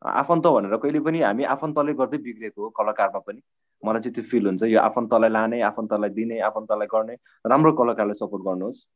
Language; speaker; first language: Nepali; non-native, local second language; Limbu